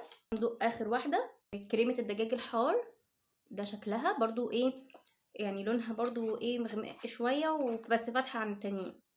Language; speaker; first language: Arabic; native; Arabic